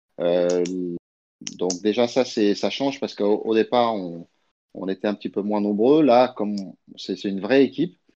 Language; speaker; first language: French; early bilingual, other home language; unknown